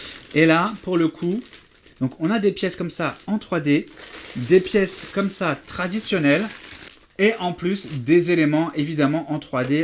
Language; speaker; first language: French; native; French